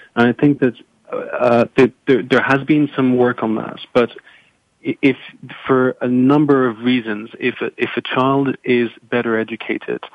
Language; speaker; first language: English; non-native, fluent; French